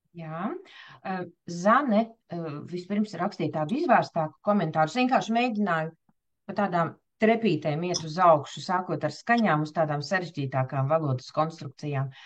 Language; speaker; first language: Latvian; native; Latvian